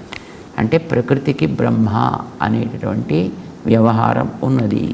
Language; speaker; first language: Telugu; native; Telugu